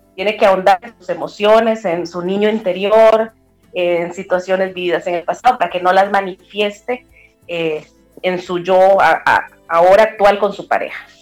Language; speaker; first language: Spanish; native; Spanish